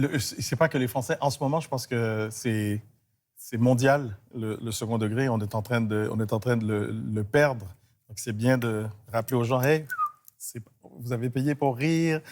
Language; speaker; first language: French; early bilingual, other home language; Haitian Creole